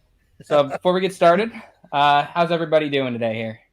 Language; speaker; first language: English; native; English